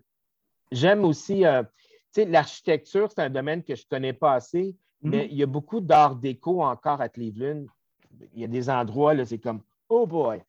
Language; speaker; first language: French; native; French